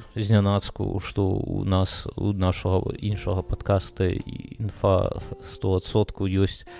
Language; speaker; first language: Belarusian; non-native, local second language; Russian